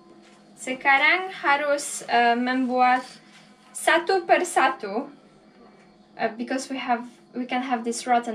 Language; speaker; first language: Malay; non-native, learner; Polish